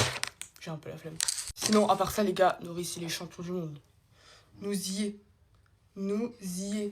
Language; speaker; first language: French; native; French